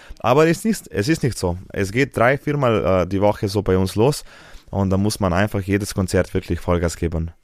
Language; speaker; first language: German; non-native, fluent; Slovenian